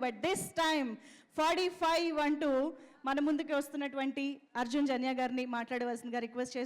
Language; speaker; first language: Telugu; native; Telugu